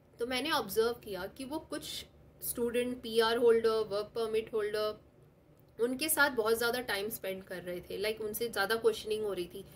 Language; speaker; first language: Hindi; non-native, local second language; Telugu